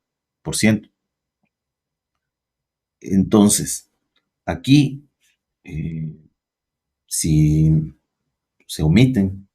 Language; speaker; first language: Spanish; native; Spanish